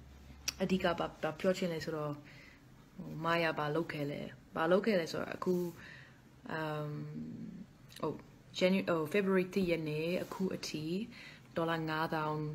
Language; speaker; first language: Burmese; non-native, fluent; Dutch